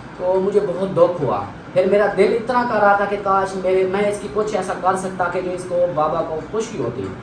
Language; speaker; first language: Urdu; non-native, local second language; Saraiki